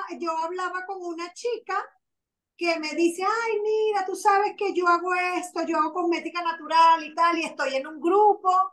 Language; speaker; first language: Spanish; native; Spanish